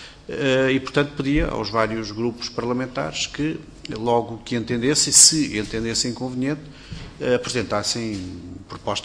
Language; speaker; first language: Portuguese; native; Portuguese